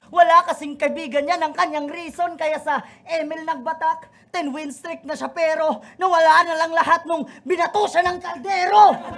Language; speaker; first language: Filipino; non-native, local second language; Waray